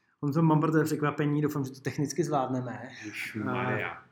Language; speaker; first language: Czech; native; Czech